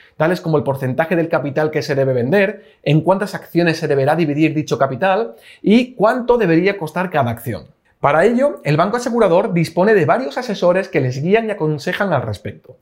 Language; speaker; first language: Spanish; native; Spanish